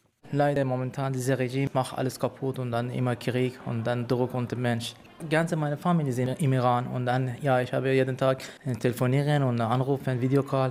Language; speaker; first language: German; non-native, learner; Persian